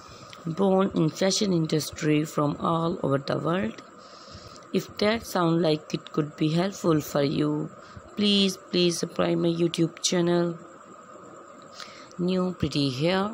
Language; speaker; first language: English; non-native, learner; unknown